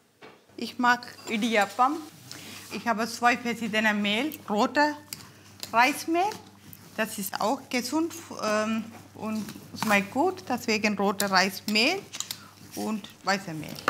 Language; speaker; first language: German; non-native, learner; Tamil